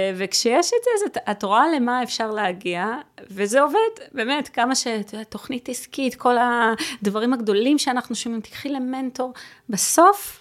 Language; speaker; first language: Hebrew; early bilingual, other home language; Russian